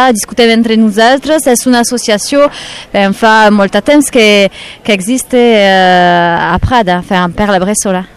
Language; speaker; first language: Catalan; non-native, local second language; French